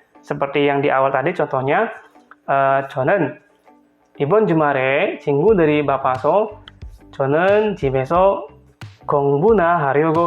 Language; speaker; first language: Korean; non-native, fluent; Indonesian